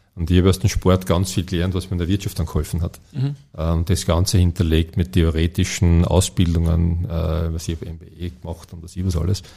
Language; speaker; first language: German; native; German